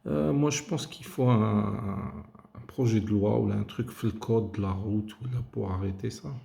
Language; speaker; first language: French; non-native, local second language; Arabic